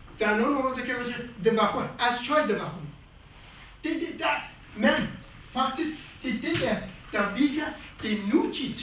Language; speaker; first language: Danish; non-native, fluent; Kurdish